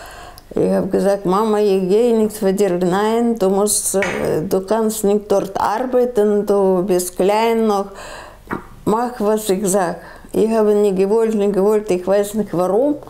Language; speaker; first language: German; non-native, learner; Russian